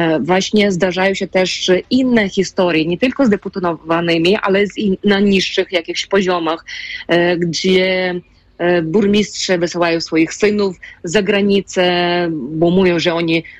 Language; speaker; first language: Polish; non-native, fluent; Ukrainian